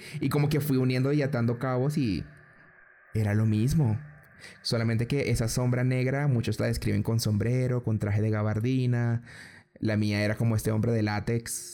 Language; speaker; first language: Spanish; native; Spanish